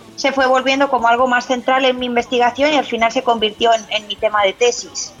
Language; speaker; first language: Spanish; native; Spanish